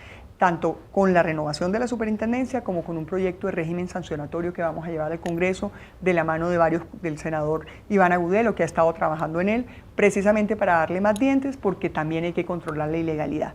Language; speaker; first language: Spanish; native; Spanish